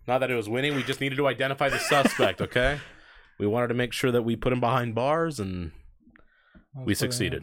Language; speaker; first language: English; native; English